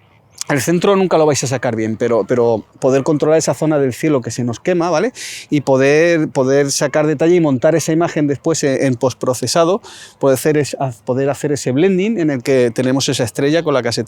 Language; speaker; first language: Spanish; native; Spanish